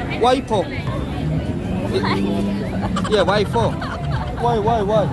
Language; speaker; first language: English; non-native, learner; Korean